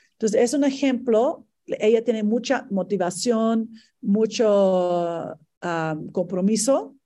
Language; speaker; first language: Spanish; non-native, fluent; English